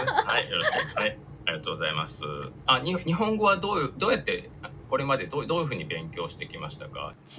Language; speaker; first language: Japanese; native; Japanese